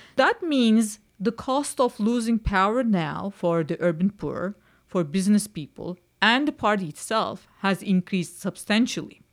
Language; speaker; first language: English; non-native, fluent; Turkish